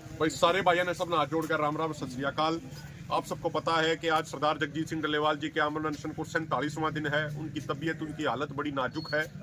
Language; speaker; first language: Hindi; native; Hindi